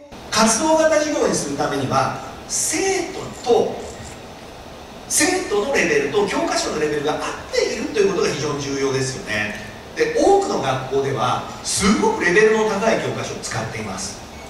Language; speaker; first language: Japanese; native; Japanese